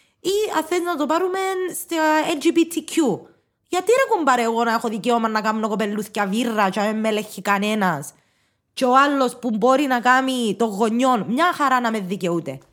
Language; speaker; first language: Greek; native; Greek